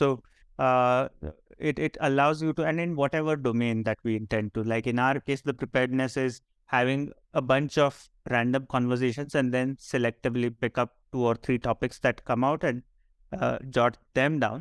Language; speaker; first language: English; non-native, local second language; Marathi